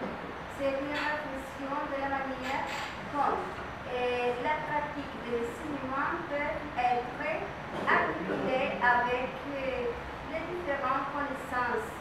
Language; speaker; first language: French; non-native, fluent; Spanish